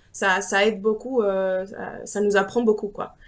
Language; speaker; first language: French; non-native, fluent; Spanish